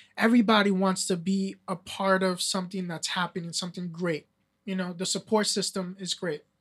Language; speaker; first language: English; early bilingual, other home language; Spanish